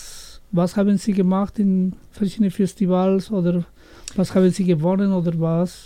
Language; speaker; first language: German; non-native, learner; Spanish